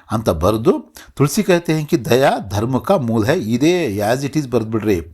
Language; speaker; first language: Hindi; non-native, local second language; Kannada